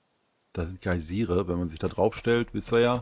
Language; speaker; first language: German; native; German